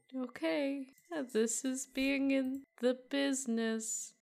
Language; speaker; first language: English; native; English